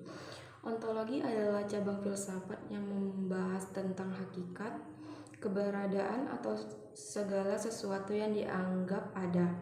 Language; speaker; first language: Indonesian; native; Indonesian